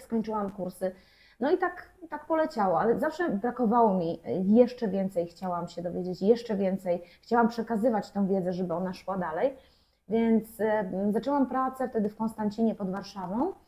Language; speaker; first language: Polish; native; Polish